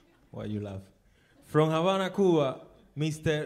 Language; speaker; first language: English; non-native, fluent; Spanish